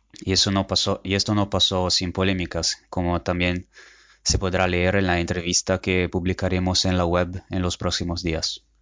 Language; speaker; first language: Spanish; non-native, fluent; Italian